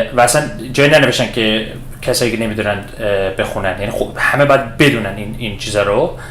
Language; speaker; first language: Persian; early bilingual, heritage; Persian